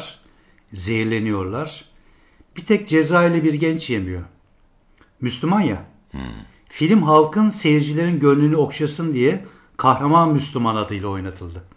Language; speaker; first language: Turkish; native; Turkish